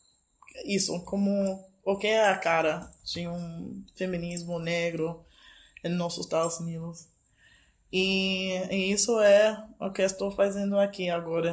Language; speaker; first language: Portuguese; non-native, fluent; English